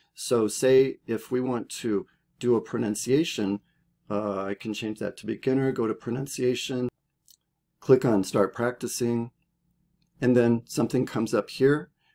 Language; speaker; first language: English; native; English